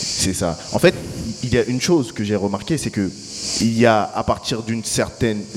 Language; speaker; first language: French; native; French